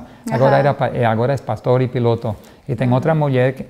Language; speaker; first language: Portuguese; non-native, fluent; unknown